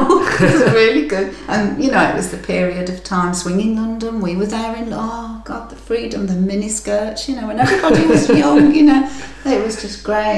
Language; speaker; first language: English; native; English